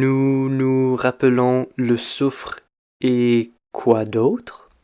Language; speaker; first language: French; non-native, fluent; English